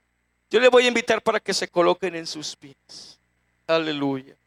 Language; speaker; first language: Spanish; native; Spanish